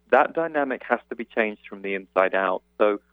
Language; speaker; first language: English; native; English